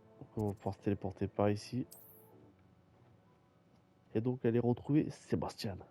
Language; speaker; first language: French; native; French